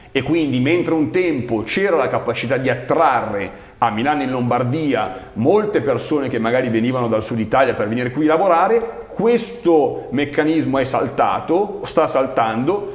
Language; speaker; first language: Italian; native; Italian